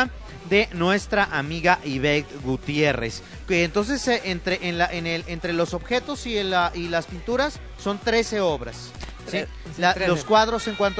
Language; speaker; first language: Spanish; native; Spanish